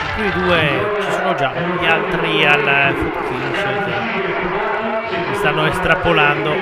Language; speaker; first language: Italian; native; Italian